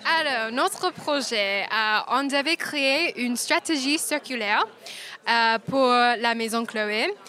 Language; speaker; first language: French; non-native, fluent; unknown